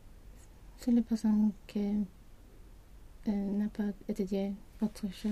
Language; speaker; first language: French; non-native, learner; Swedish